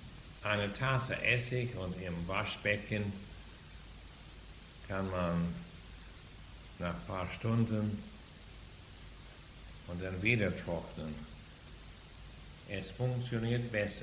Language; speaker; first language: German; non-native, fluent; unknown